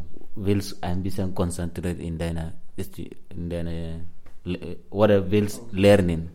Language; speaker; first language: German; non-native, learner; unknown